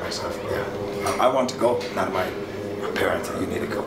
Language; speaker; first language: English; non-native, learner; Tibetan